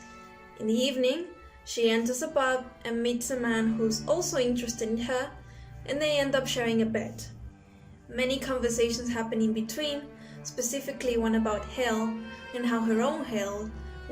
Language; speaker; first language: English; non-native, fluent; Spanish